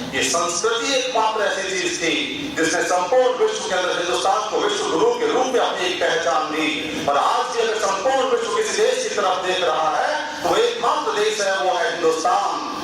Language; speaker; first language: Hindi; native; Hindi